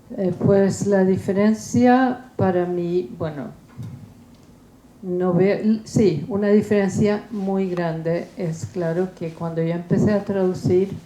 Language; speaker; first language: Spanish; non-native, fluent; Swedish